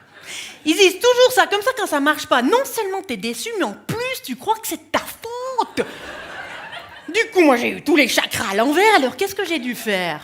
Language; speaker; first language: French; native; French